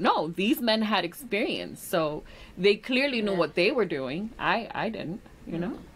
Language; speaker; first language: English; early bilingual, other home language; Spanish